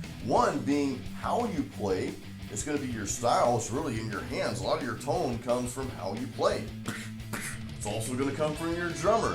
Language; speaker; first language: English; native; English